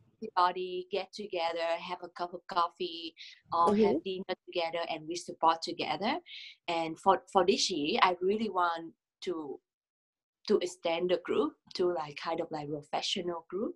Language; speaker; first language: English; non-native, learner; Vietnamese